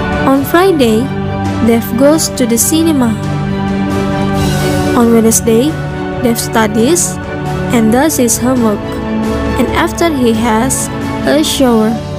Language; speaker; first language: English; non-native, learner; Indonesian